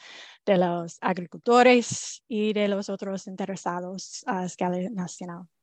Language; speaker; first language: Spanish; non-native, fluent; English